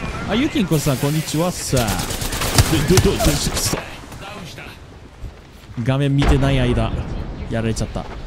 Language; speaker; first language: Japanese; early bilingual, heritage; Japanese